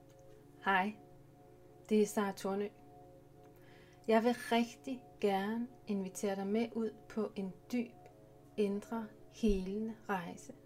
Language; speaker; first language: Danish; native; Danish